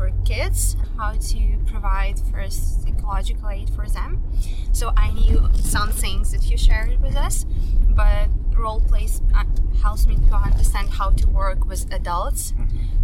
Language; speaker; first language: English; non-native, fluent; Ukrainian